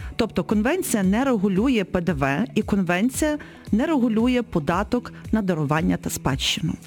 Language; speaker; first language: Ukrainian; native; Ukrainian